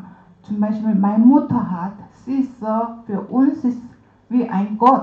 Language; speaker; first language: German; non-native, learner; Korean